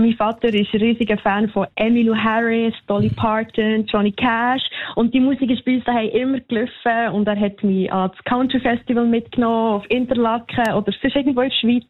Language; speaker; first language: German; native; German